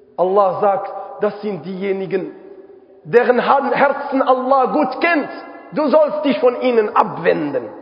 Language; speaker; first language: German; non-native, fluent; Arabic